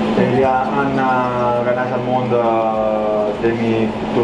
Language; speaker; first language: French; non-native, fluent; Spanish